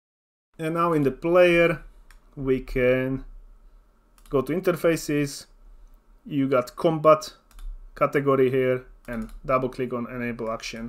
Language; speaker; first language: English; non-native, fluent; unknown